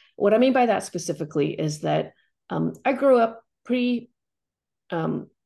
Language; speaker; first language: English; native; English